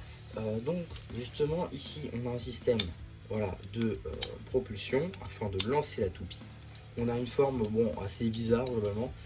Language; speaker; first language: French; native; French